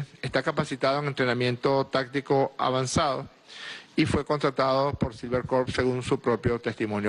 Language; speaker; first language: Spanish; native; Spanish